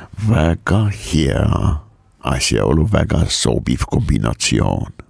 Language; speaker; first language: Estonian; non-native, local second language; Russian